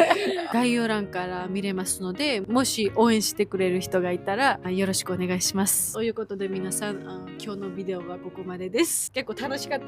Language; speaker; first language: Japanese; non-native, learner; Georgian